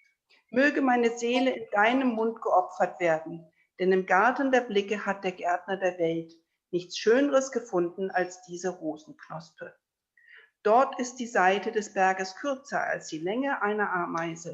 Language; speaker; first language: German; native; German